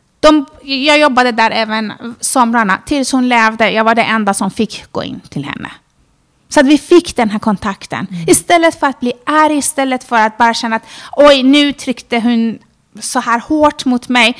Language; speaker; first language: Swedish; non-native, fluent; Persian